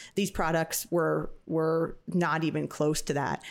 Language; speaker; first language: English; native; English